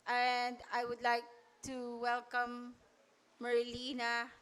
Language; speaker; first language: English; non-native, local second language; Filipino